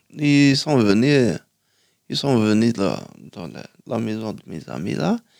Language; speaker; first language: French; non-native, local second language; Kabyle